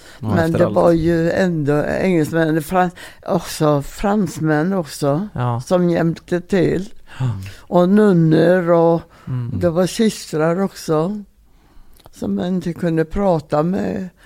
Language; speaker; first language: Swedish; non-native, fluent; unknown